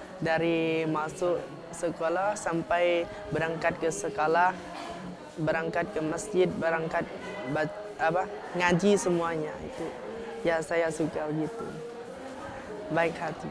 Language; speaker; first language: Indonesian; non-native, learner; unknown